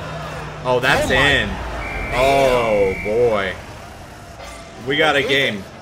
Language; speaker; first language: English; native; English